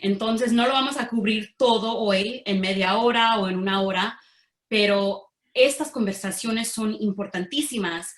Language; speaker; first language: Spanish; early bilingual, heritage; Spanish